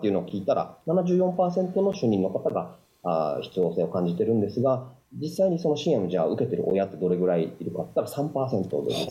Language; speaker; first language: Japanese; native; Japanese